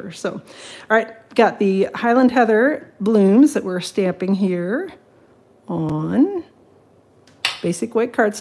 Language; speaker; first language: English; native; English